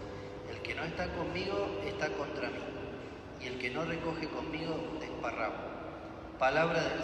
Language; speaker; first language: Spanish; native; Spanish